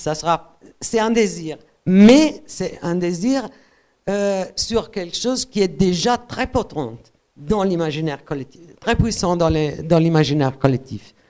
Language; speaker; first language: French; non-native, fluent; Italian